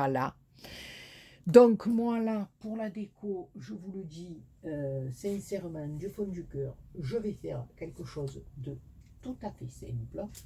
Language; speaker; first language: French; native; French